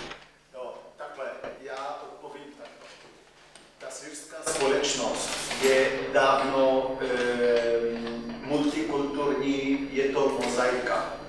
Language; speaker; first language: Czech; non-native, fluent; Arabic